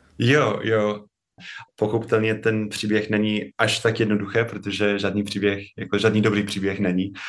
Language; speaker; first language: Czech; non-native, fluent; English